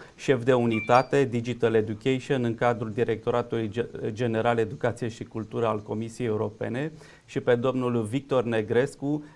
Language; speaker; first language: Romanian; native; Romanian